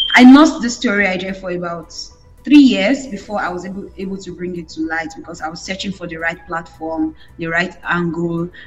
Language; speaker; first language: English; non-native, local second language; Bini